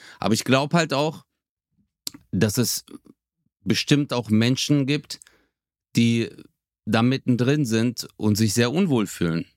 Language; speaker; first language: German; early bilingual, other home language; Turkish